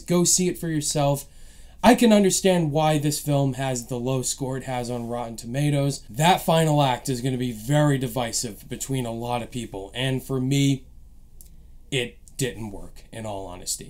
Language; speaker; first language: English; native; English